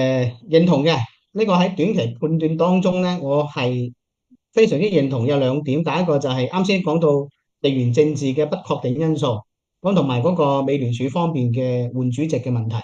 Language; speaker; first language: Cantonese; native; Cantonese